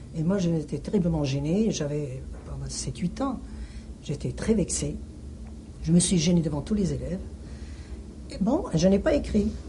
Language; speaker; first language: French; early bilingual, other home language; Hungarian